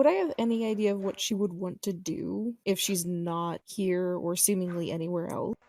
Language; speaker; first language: English; native; English